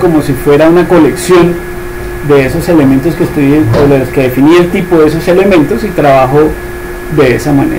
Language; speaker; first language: Spanish; native; Spanish